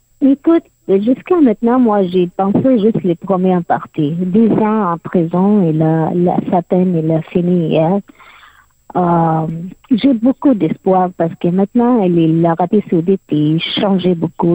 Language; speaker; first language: French; non-native, learner; Arabic